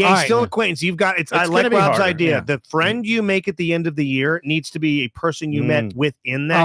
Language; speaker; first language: English; native; English